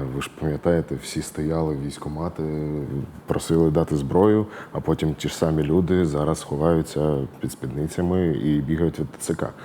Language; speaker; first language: Ukrainian; non-native, local second language; Russian